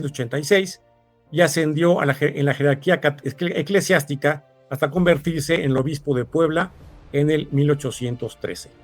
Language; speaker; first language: Spanish; native; Spanish